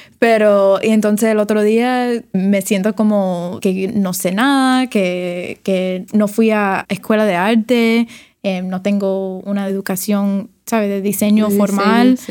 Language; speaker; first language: Spanish; early bilingual, other home language; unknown